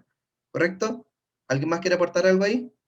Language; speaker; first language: Spanish; native; Spanish